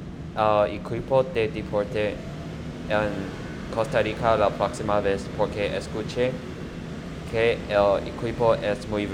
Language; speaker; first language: Spanish; non-native, learner; Chinese